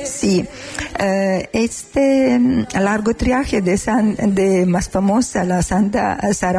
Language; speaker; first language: Spanish; non-native, fluent; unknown